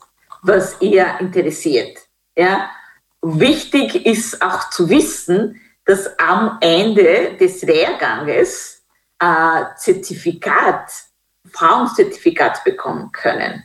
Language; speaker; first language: German; non-native, fluent; Kinyarwanda